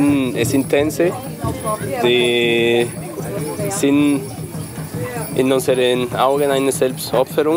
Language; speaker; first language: German; non-native, fluent; Spanish